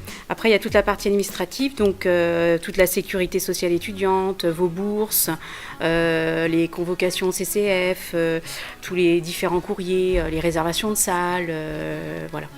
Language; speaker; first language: French; native; French